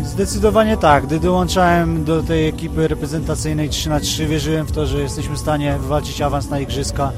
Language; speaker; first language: Polish; native; Polish